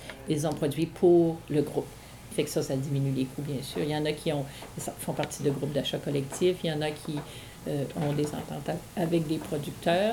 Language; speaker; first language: French; native; French